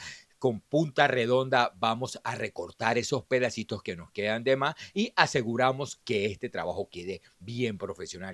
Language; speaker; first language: Spanish; native; Spanish